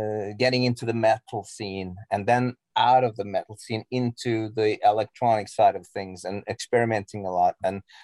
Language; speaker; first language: English; non-native, fluent; Norwegian